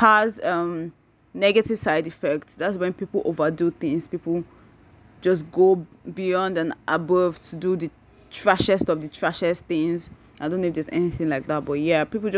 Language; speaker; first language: English; non-native, local second language; Yoruba